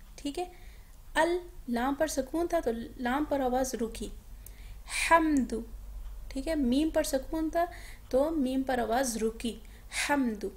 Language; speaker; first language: Urdu; native; Urdu